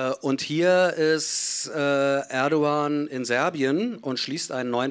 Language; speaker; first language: German; native; German